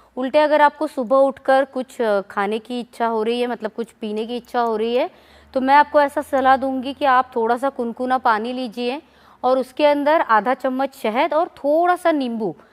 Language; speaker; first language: Hindi; non-native, local second language; Marathi